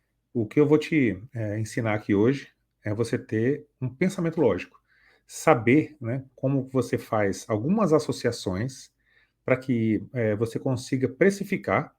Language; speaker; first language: Portuguese; native; Portuguese